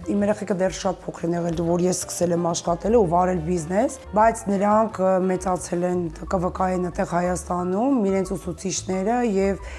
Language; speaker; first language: Armenian; native; Armenian